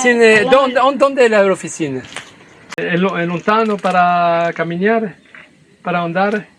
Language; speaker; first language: Spanish; non-native, learner; French